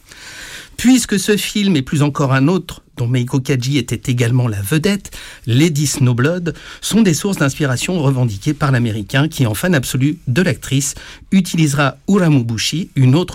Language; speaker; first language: French; native; French